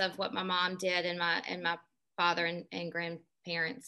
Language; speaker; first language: English; native; English